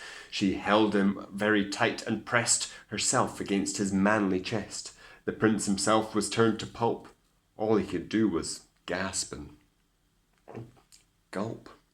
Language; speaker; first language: English; native; English